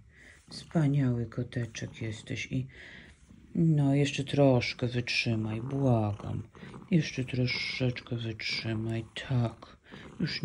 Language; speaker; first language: Polish; native; Polish